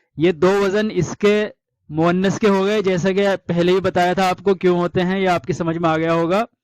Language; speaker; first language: Urdu; native; Urdu